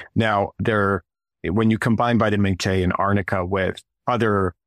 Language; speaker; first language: English; early bilingual, other home language; Russian